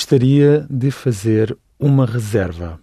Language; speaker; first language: Portuguese; non-native, learner; English